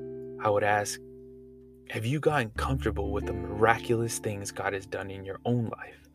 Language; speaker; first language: English; native; English